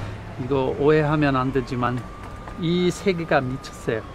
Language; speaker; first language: Korean; non-native, fluent; English